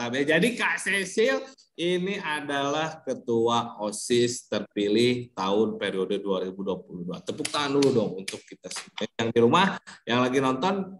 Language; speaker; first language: Indonesian; early bilingual, heritage; Indonesian